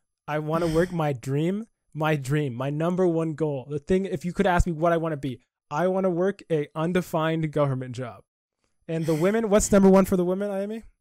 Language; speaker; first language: English; native; English